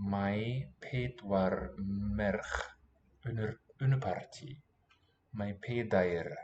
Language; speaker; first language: Welsh; non-native, learner; English